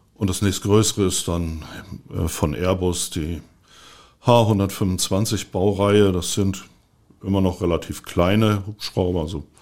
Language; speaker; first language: German; native; German